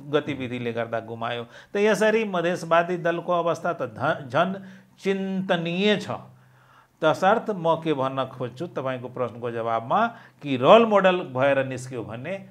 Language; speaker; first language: Nepali; non-native, local second language; Maithili